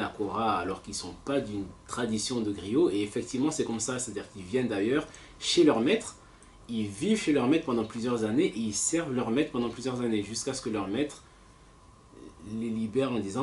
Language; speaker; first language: French; native; French